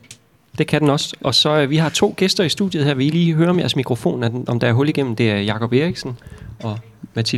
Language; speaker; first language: Danish; native; Danish